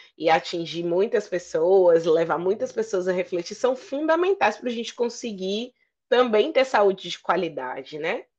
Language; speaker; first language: Portuguese; native; Portuguese